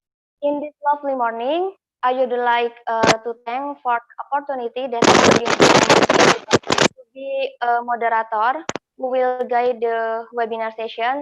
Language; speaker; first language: English; non-native, fluent; Indonesian